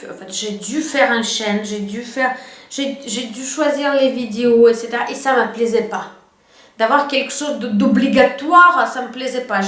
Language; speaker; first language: French; non-native, fluent; Russian